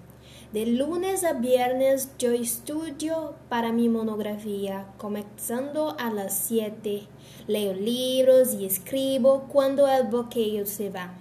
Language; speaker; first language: Spanish; non-native, learner; Portuguese